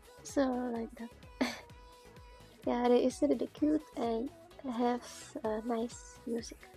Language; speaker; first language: English; non-native, learner; Czech